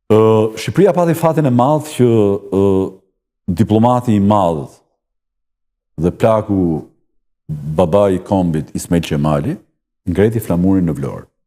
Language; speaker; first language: Albanian; native; Albanian